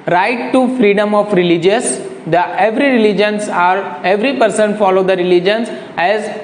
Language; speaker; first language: English; non-native, local second language; Marathi